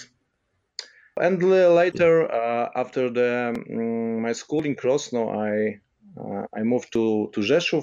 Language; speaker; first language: English; non-native, fluent; Polish